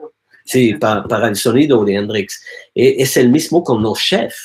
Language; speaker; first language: Spanish; non-native, learner; French